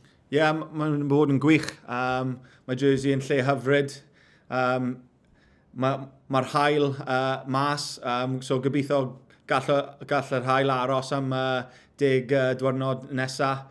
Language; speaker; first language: Welsh; non-native, local second language; English